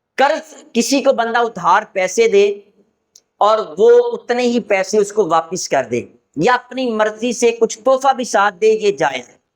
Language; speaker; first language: Urdu; non-native, local second language; Punjabi